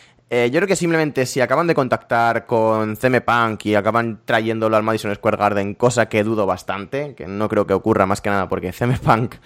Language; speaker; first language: Spanish; native; Spanish